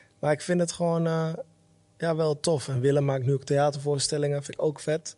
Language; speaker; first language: Dutch; early bilingual, other home language; Somali